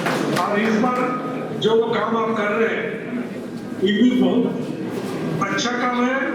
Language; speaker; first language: Hindi; non-native, local second language; Nepali